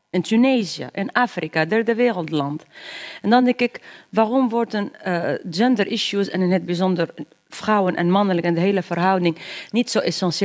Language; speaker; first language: Dutch; non-native, fluent; Arabic